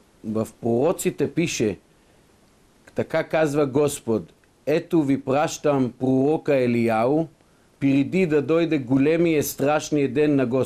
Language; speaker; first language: Bulgarian; non-native, fluent; Hebrew